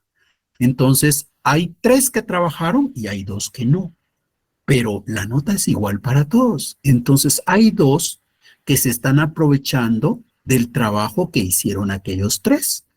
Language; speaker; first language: Spanish; native; Spanish